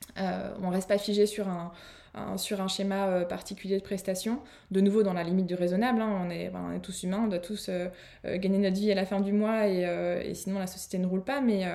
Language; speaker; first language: French; native; French